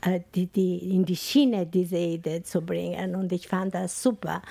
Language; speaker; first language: German; non-native, fluent; Albanian